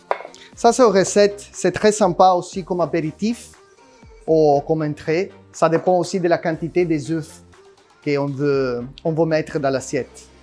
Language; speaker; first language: French; non-native, learner; Italian